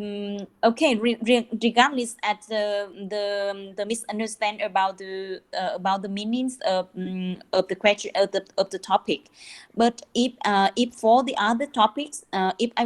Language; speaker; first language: English; non-native, learner; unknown